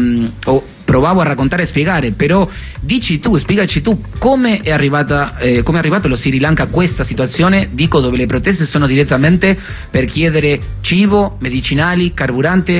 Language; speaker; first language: Italian; native; Italian